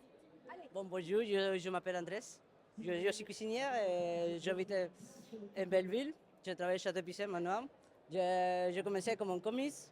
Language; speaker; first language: French; non-native, learner; Spanish